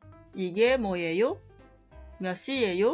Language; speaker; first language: Korean; non-native, fluent; Spanish